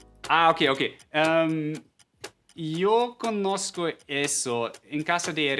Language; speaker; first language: Spanish; non-native, fluent; German